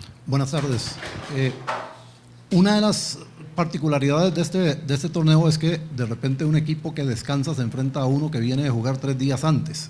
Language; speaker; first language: Spanish; native; Spanish